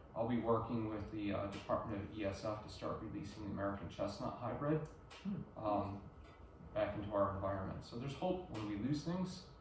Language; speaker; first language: English; native; English